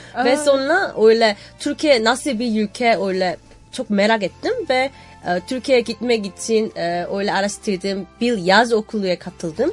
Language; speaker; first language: Turkish; non-native, learner; Korean